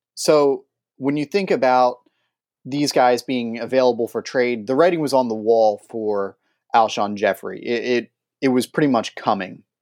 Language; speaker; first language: English; native; English